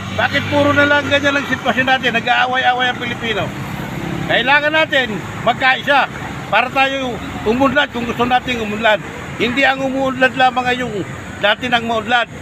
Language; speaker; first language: Filipino; native; Filipino